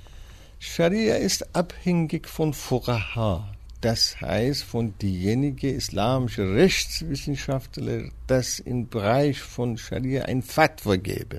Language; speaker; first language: German; non-native, fluent; Persian